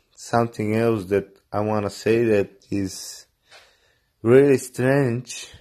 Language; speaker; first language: English; non-native, learner; Bulgarian